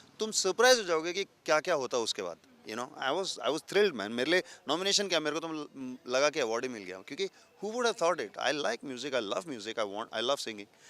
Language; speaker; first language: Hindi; non-native, local second language; Telugu